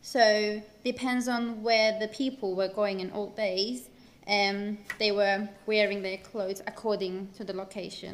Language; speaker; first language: English; non-native, fluent; Turkish